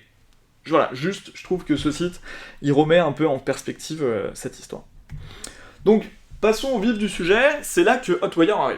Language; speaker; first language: French; native; French